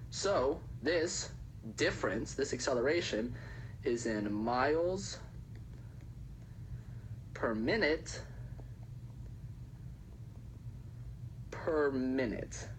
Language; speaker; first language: English; native; English